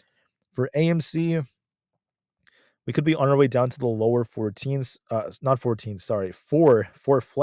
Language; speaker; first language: English; native; English